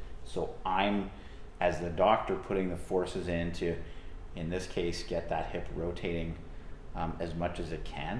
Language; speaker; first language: English; native; English